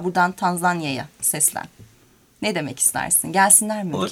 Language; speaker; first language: Turkish; native; Turkish